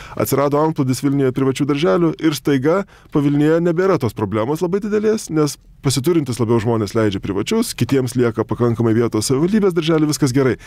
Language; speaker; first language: Lithuanian; native; Lithuanian